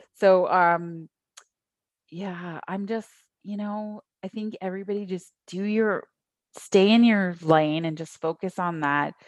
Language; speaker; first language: English; native; English